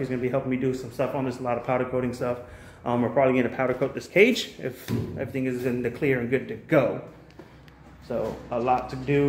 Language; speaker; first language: English; native; English